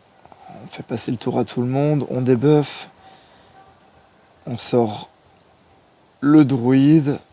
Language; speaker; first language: French; native; French